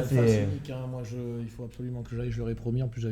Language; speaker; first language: French; native; French